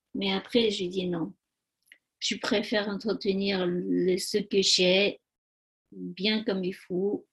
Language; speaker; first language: French; non-native, learner; Tibetan